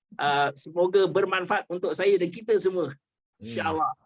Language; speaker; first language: Malay; native; Malay